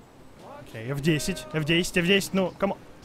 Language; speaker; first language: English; non-native, learner; Russian